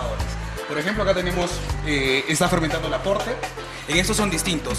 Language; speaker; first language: Spanish; native; Spanish